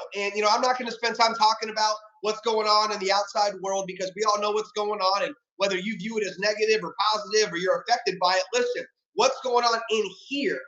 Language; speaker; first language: English; native; English